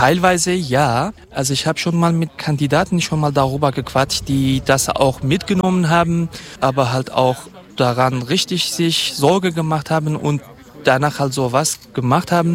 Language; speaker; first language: German; non-native, fluent; Kurdish